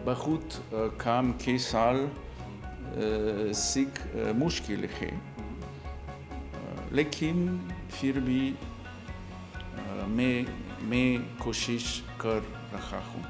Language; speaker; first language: Hindi; non-native, learner; Portuguese